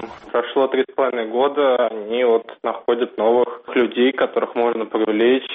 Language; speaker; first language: Russian; native; Russian